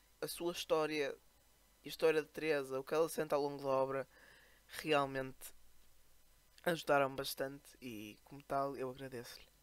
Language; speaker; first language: Portuguese; native; Portuguese